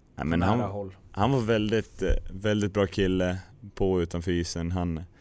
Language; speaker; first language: Swedish; native; Swedish